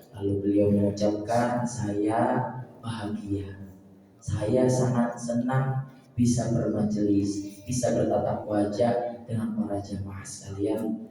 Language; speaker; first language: Indonesian; native; Indonesian